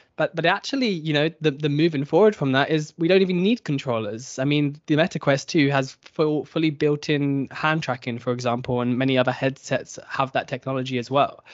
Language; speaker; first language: English; native; English